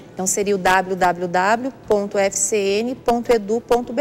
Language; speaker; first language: Portuguese; native; Portuguese